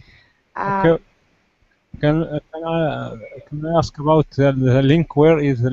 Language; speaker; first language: English; non-native, learner; Arabic